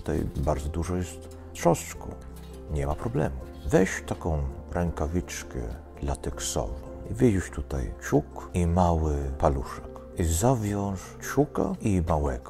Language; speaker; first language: Polish; early bilingual, heritage; Polish